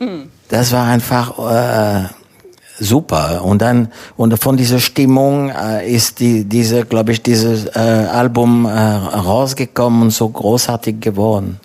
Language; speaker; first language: German; non-native, fluent; French